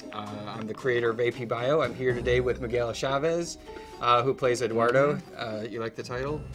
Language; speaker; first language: English; native; English